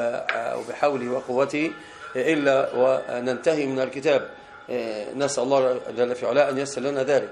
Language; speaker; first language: Arabic; native; Arabic